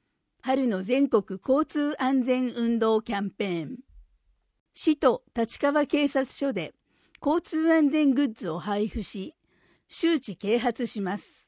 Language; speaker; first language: Japanese; native; Japanese